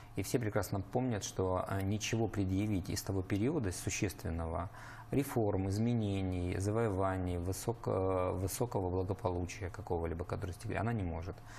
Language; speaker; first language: Russian; native; Russian